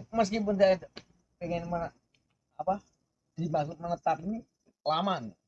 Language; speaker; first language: Indonesian; native; Indonesian